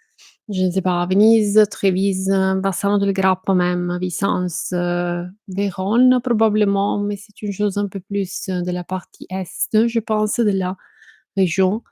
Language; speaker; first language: French; non-native, fluent; Italian